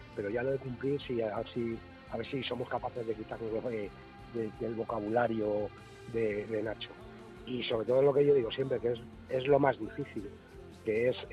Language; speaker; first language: Spanish; native; Spanish